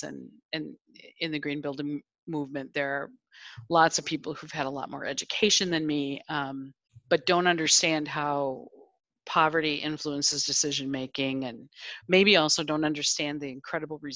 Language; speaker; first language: English; native; English